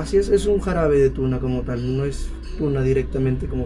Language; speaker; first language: Spanish; native; Spanish